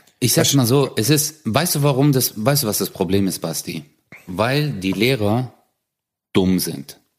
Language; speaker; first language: German; early bilingual, other home language; Turkish